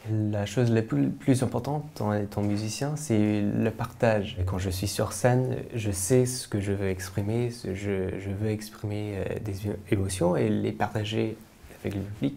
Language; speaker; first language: French; non-native, fluent; English